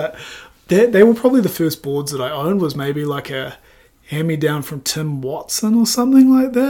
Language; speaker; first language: English; native; English